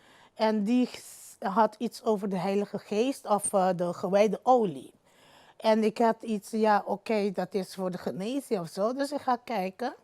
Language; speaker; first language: Dutch; non-native, local second language; Papiamento